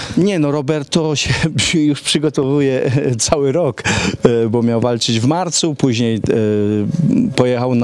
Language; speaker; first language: Polish; early bilingual, heritage; Polish